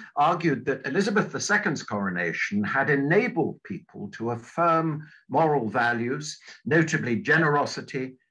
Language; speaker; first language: English; native; English